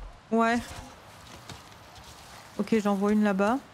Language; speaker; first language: French; native; French